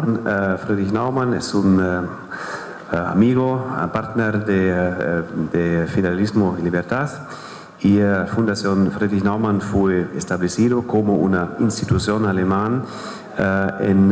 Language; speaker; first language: Spanish; non-native, fluent; German